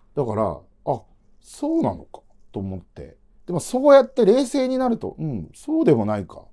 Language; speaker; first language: Japanese; native; Japanese